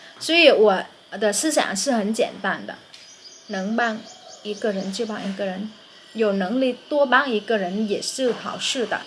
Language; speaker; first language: Chinese; non-native, fluent; Vietnamese